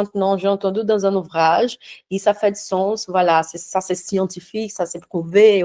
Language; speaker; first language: French; non-native, fluent; Portuguese